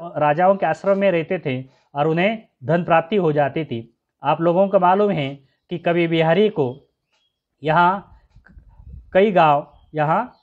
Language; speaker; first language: Hindi; non-native, local second language; Marathi